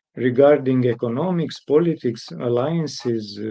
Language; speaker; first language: English; non-native, fluent; Romanian